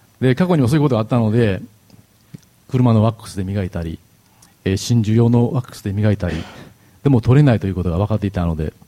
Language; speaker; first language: Japanese; native; Japanese